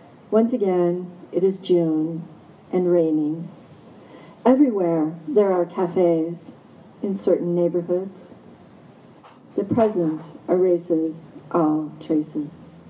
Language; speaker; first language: English; native; English